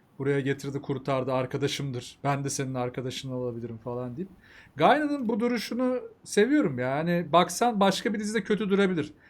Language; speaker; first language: Turkish; native; Turkish